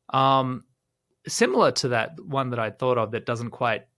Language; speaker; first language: English; native; English